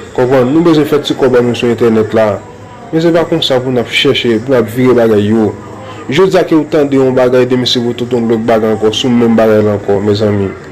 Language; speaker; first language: Haitian Creole; native; Haitian Creole